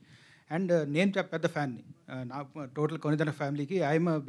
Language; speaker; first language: Telugu; native; Telugu